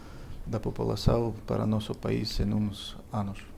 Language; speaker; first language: Portuguese; non-native, fluent; Ukrainian